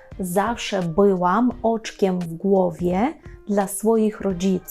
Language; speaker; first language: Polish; non-native, fluent; Ukrainian